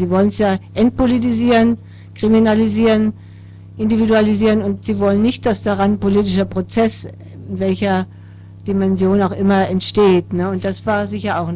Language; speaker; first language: German; native; German